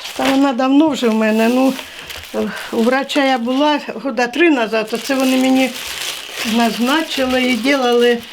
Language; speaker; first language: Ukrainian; native; Ukrainian